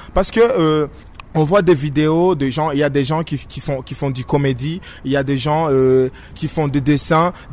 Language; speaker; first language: French; non-native, local second language; Rundi